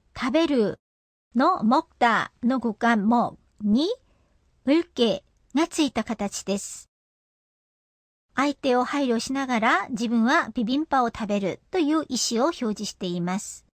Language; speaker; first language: Japanese; non-native, fluent; Korean